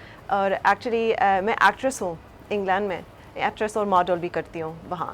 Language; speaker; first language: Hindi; early bilingual, heritage; Hindi